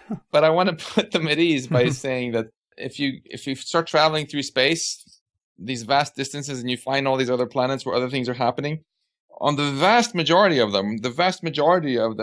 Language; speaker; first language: English; non-native, fluent; Swedish